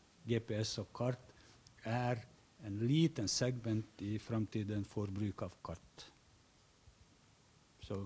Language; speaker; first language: Norwegian; non-native, fluent; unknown